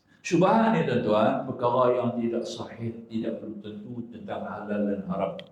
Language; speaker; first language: Malay; native; Malay